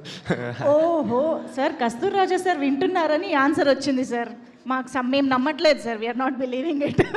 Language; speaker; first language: Telugu; native; Telugu